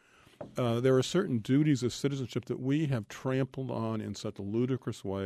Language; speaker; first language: English; native; English